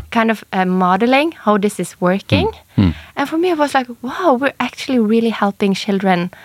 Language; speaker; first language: English; non-native, fluent; Norwegian